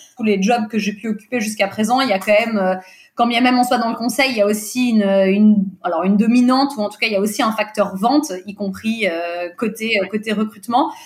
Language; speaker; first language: French; early bilingual, other home language; Portuguese